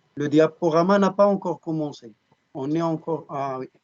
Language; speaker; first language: French; non-native, local second language; Arabic